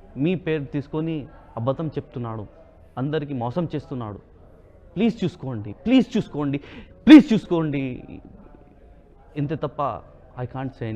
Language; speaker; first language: Telugu; non-native, local second language; Hindi